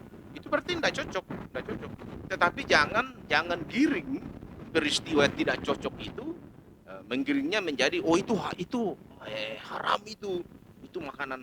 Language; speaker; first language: Indonesian; native; Indonesian